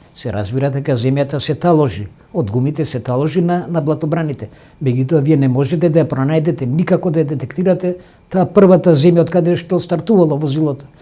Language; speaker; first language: Macedonian; non-native, local second language; Albanian